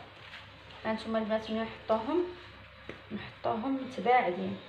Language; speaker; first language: Arabic; native; Arabic